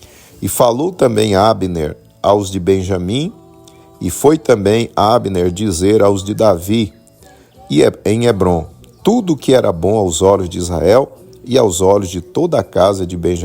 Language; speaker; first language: Portuguese; native; Portuguese